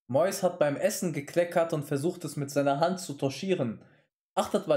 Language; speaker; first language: German; native; German